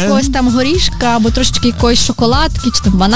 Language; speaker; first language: Ukrainian; native; Ukrainian